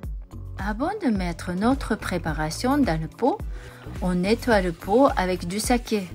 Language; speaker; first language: French; non-native, fluent; Japanese